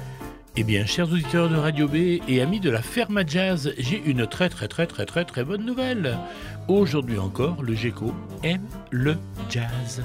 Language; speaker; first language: French; native; French